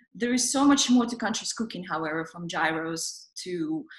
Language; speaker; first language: English; non-native, fluent; Russian